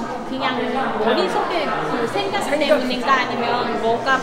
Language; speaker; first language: Korean; non-native, learner; Chinese